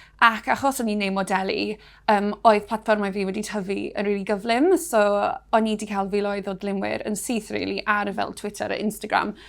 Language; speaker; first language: Welsh; non-native, local second language; English